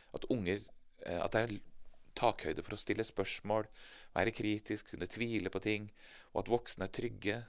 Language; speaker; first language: Norwegian; native; Norwegian